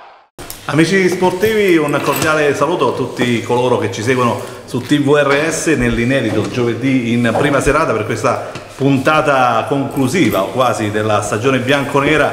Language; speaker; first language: Italian; native; Italian